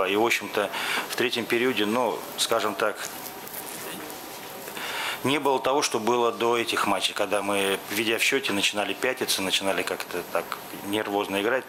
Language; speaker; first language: Russian; native; Russian